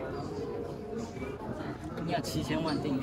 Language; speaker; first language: Chinese; native; Chinese